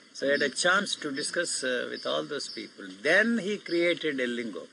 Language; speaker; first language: English; non-native, local second language; Telugu